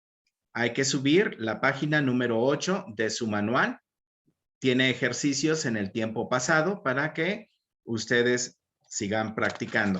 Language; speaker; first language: Spanish; native; Spanish